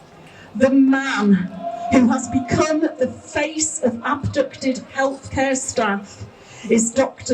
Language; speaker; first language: English; native; English